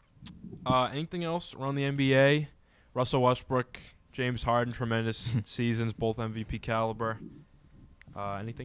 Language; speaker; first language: English; native; English